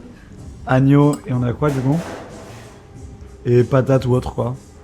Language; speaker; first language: French; native; French